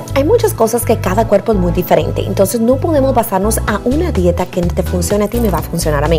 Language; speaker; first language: Spanish; native; Spanish